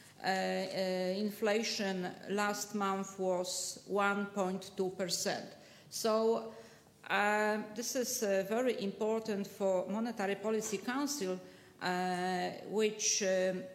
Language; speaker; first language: English; non-native, fluent; Polish